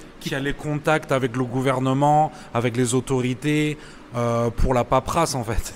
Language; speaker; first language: French; native; French